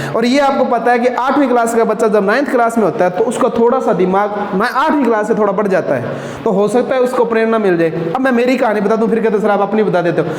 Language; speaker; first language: Hindi; non-native, local second language; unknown